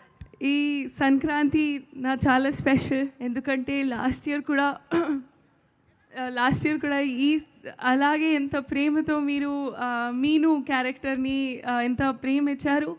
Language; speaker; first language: Telugu; non-native, local second language; Hindi